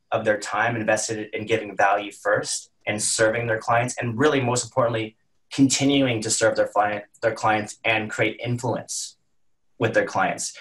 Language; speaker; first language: English; native; English